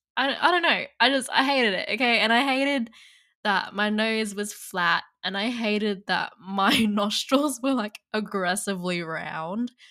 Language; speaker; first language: English; non-native, local second language; Vietnamese